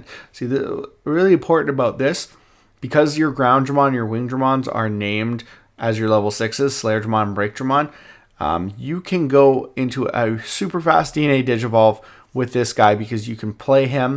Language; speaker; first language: English; native; English